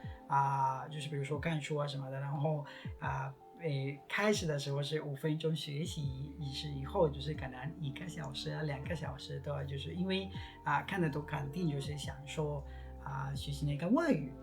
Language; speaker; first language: Chinese; non-native, fluent; Spanish